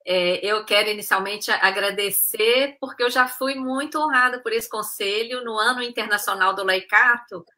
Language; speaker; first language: Portuguese; native; Portuguese